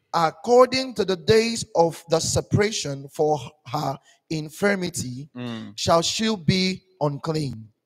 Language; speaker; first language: English; non-native, local second language; Igbo